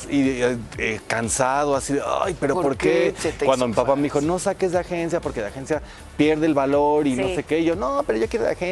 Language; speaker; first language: Spanish; native; Spanish